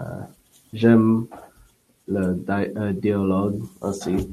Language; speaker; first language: French; non-native, learner; English